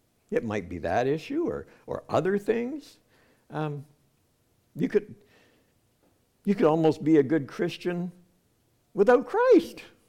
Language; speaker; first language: English; native; English